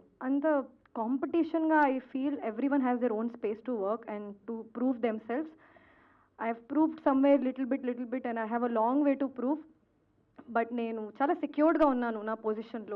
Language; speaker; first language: Telugu; non-native, learner; Hindi